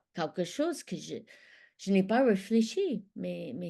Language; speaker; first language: French; non-native, fluent; English